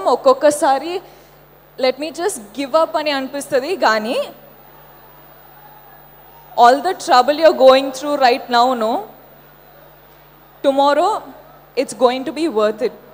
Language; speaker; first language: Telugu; non-native, fluent; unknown